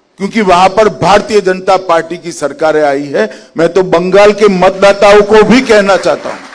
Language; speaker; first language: Hindi; non-native, local second language; Gujarati